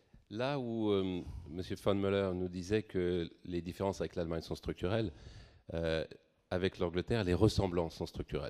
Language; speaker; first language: French; native; French